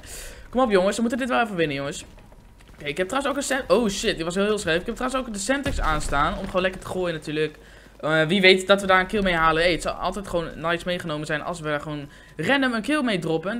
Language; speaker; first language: Dutch; native; Dutch